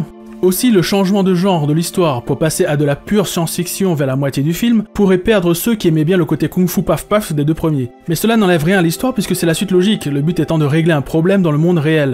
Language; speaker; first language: French; native; French